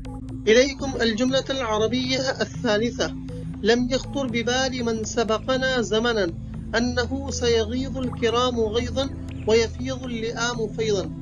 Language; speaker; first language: Arabic; non-native, fluent; Urdu